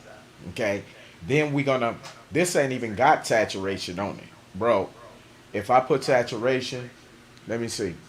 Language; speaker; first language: English; native; English